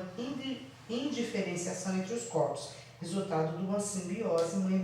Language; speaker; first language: Portuguese; native; Portuguese